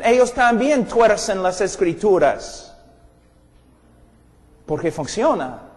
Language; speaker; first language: Spanish; non-native, fluent; English